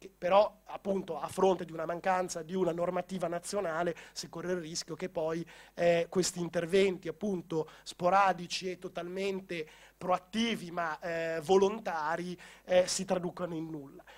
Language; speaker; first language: Italian; native; Italian